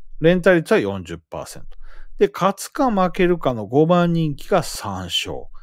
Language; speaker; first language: Japanese; native; Japanese